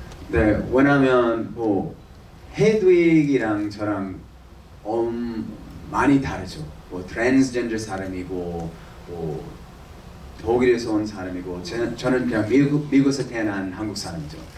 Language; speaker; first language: Korean; early bilingual, heritage; English